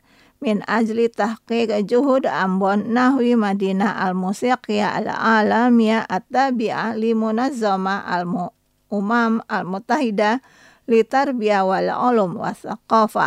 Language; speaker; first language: Arabic; non-native, fluent; Indonesian